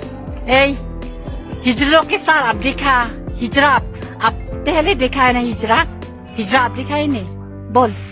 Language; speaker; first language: Hindi; non-native, local second language; Khasi